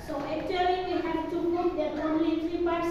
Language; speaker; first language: English; non-native, learner; Indonesian